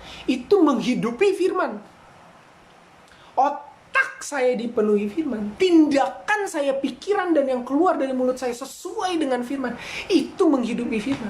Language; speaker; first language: Indonesian; native; Indonesian